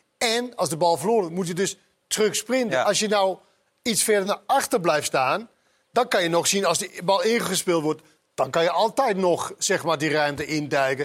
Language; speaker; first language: Dutch; non-native, fluent; Danish